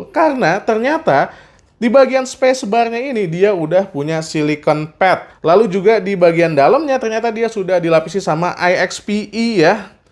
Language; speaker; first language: Indonesian; native; Indonesian